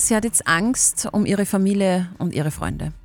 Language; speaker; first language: German; native; German